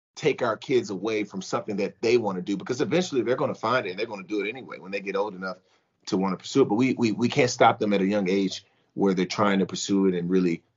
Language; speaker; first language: English; native; English